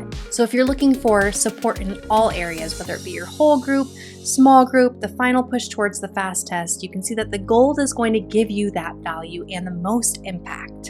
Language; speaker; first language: English; native; English